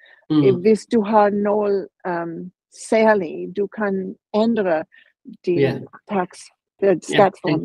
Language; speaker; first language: Danish; non-native, learner; English